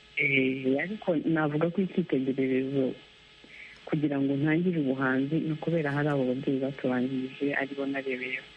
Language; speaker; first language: Kinyarwanda; native; Kinyarwanda